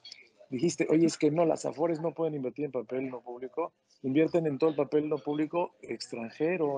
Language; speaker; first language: Spanish; native; Spanish